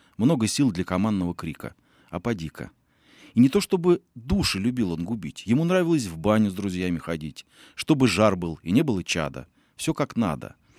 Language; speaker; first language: Russian; native; Russian